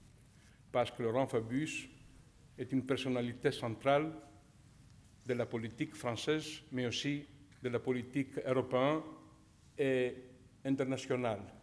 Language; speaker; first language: French; non-native, fluent; Greek